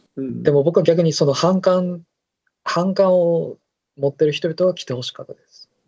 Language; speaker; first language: Japanese; non-native, fluent; Korean